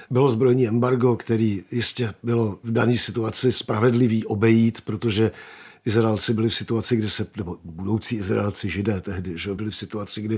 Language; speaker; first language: Czech; native; Czech